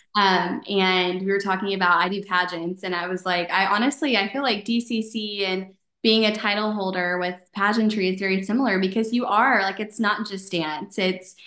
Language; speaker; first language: English; native; English